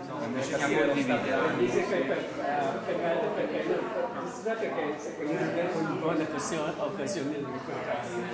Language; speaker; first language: Italian; non-native, learner; English